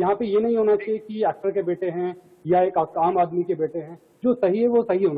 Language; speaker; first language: Hindi; native; Hindi